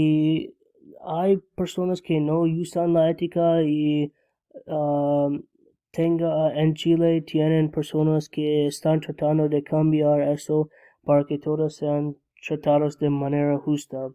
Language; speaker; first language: Spanish; non-native, learner; English